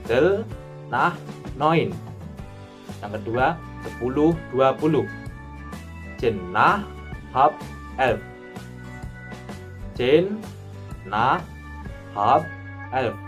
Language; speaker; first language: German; non-native, learner; Indonesian